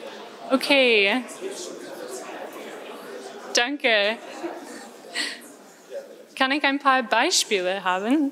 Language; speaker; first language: German; non-native, fluent; English